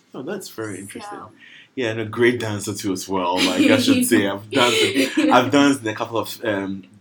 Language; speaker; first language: English; non-native, local second language; Akan